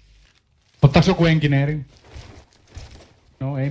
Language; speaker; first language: Finnish; native; Finnish